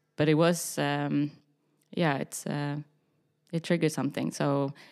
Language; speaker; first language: English; early bilingual, other home language; Swedish